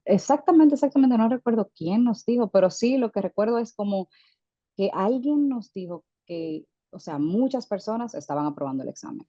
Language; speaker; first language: Spanish; early bilingual, heritage; Spanish